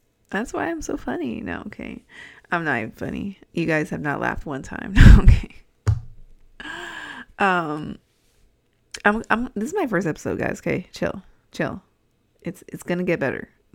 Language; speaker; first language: English; native; English